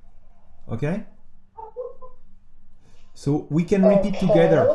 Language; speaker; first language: English; non-native, fluent; French